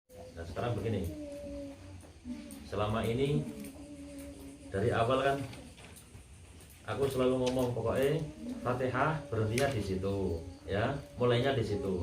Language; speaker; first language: Indonesian; non-native, local second language; Javanese